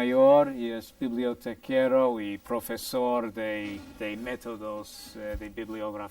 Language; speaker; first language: Spanish; non-native, fluent; English